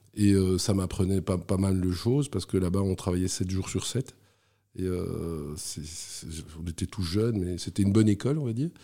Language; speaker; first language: French; native; French